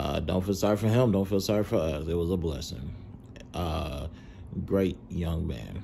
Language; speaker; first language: English; native; English